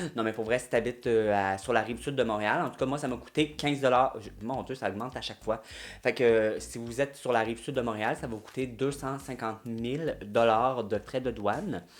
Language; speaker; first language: French; native; French